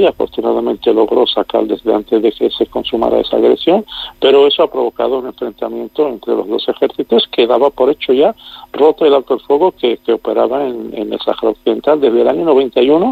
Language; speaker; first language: Spanish; non-native, local second language; Arabic